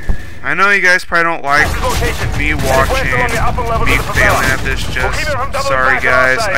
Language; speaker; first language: English; native; English